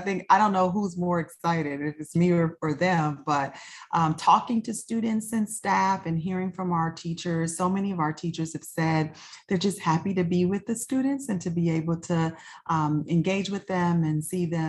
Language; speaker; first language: English; native; English